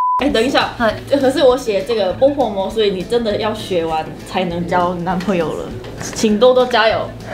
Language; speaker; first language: Chinese; non-native, fluent; Korean